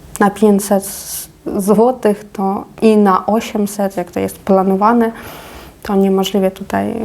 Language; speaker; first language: Polish; non-native, fluent; Ukrainian